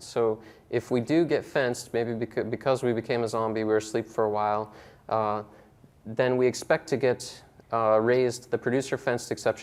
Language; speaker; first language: English; native; English